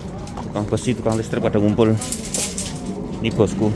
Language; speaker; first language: Indonesian; non-native, local second language; Javanese